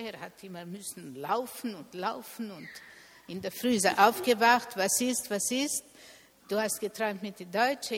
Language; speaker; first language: German; non-native, learner; Italian